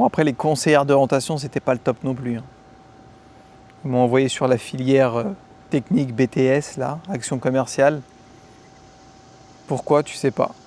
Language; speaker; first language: French; native; French